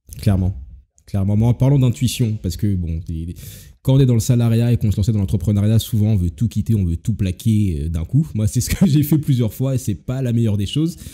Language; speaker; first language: French; native; French